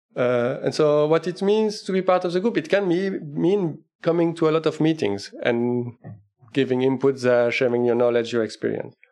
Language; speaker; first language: English; non-native, fluent; French